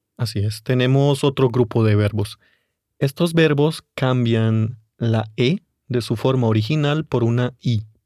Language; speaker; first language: Spanish; native; Spanish